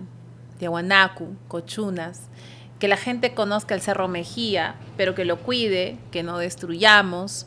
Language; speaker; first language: Spanish; native; Spanish